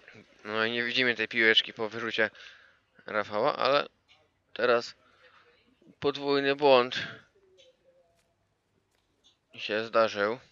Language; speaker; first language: Polish; native; Polish